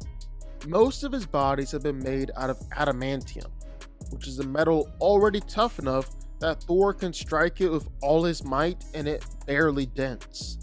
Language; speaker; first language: English; native; English